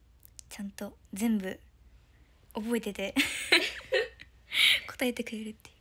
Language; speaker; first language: Japanese; native; Japanese